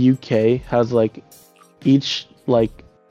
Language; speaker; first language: English; native; English